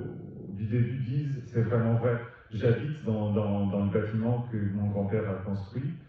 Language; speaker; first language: French; non-native, fluent; Portuguese